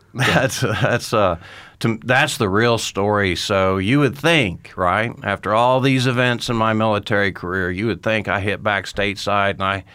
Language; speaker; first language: English; native; English